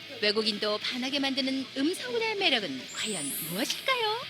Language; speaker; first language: Korean; native; Korean